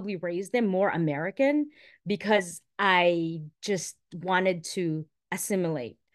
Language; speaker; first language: English; non-native, local second language; Filipino